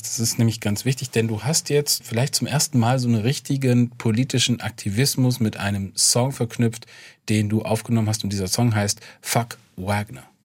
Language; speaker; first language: German; native; German